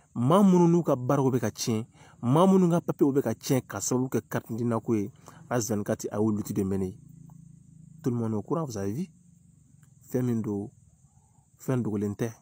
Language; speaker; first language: French; non-native, local second language; Bambara